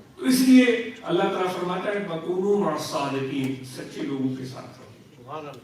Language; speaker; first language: Urdu; non-native, local second language; Sindhi